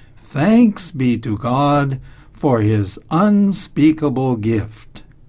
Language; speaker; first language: English; native; English